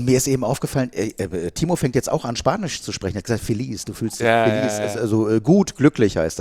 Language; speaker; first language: German; native; German